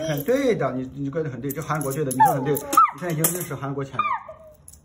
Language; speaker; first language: Chinese; native; Chinese